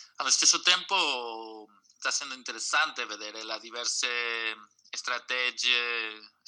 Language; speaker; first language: Italian; non-native, fluent; Catalan